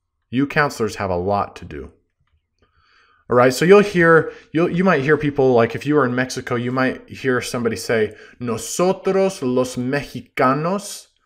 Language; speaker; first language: English; native; English